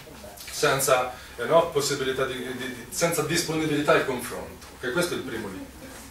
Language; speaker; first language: Italian; native; Italian